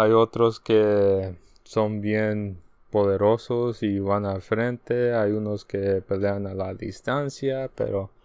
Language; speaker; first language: Spanish; early bilingual, heritage; Spanish